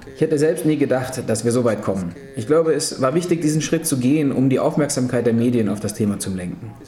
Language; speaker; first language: German; non-native, fluent; Spanish